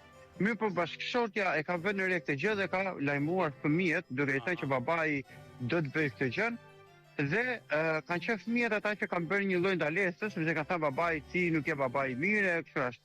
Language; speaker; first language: Albanian; native; Albanian